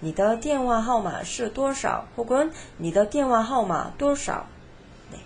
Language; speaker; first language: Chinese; non-native, fluent; Korean